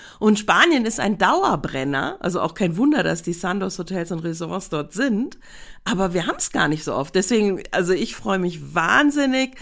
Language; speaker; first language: German; native; German